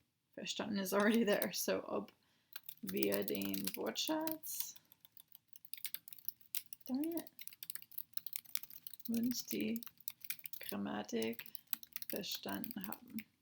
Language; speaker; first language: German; non-native, fluent; English